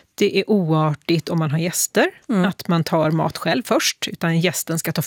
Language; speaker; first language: Swedish; native; Swedish